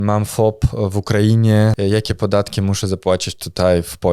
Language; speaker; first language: Polish; non-native, fluent; Russian